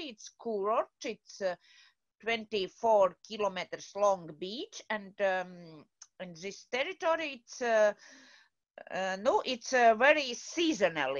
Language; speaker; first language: English; non-native, learner; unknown